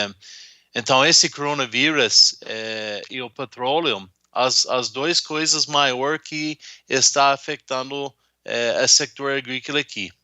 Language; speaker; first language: Portuguese; non-native, fluent; English